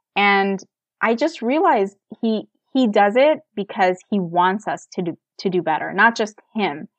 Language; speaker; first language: English; native; English